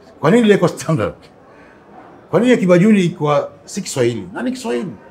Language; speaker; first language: Swahili; non-native, local second language; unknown